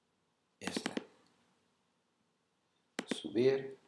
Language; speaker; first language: Spanish; non-native, fluent; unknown